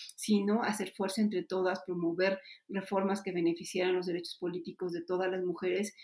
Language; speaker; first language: Spanish; native; Spanish